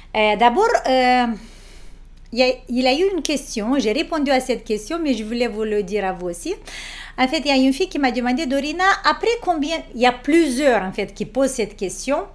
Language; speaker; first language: French; non-native, fluent; Romanian